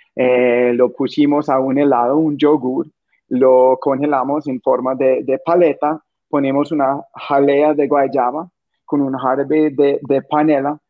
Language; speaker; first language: Spanish; non-native, fluent; English